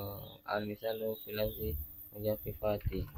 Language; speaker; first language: Arabic; non-native, fluent; Javanese